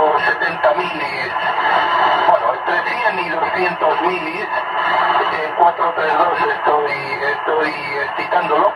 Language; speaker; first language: Spanish; native; Spanish